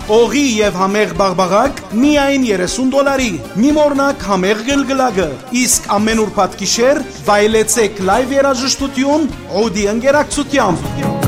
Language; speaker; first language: Armenian; native; Armenian